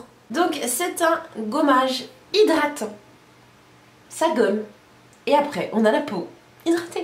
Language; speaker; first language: French; native; French